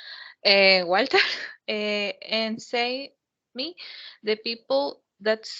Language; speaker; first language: English; non-native, learner; Spanish